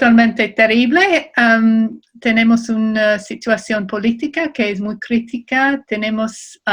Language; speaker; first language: Spanish; non-native, fluent; English